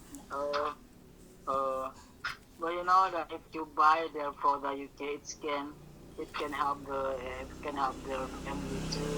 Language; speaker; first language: English; non-native, learner; Indonesian